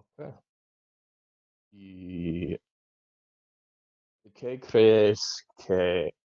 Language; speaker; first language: Spanish; non-native, learner; English